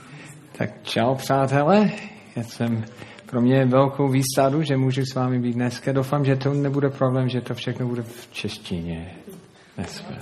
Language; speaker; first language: Czech; non-native, fluent; English